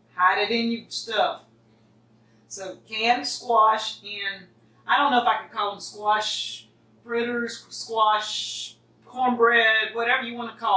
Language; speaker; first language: English; native; English